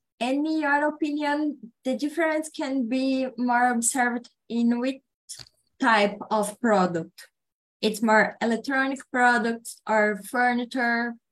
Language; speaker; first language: English; non-native, learner; Portuguese